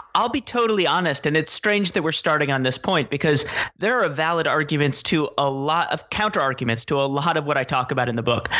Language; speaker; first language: English; native; English